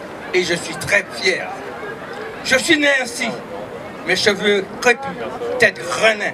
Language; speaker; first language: French; native; French